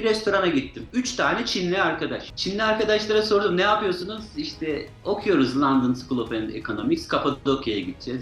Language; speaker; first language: Turkish; native; Turkish